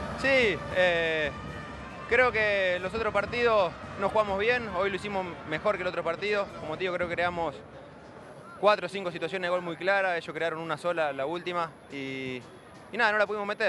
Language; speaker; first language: Spanish; native; Spanish